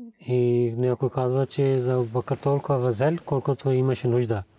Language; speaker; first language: Bulgarian; non-native, learner; Urdu